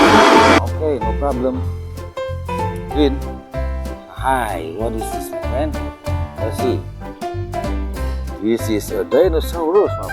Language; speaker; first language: English; non-native, learner; Indonesian